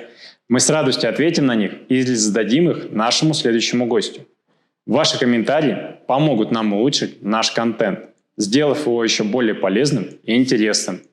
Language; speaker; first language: Russian; native; Russian